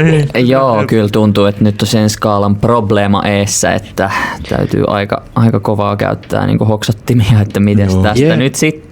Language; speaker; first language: Finnish; native; Finnish